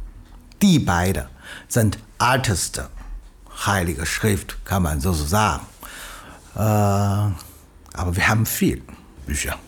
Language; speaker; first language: German; non-native, learner; Chinese